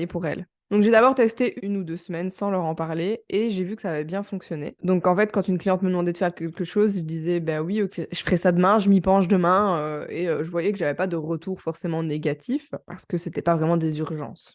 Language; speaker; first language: French; native; French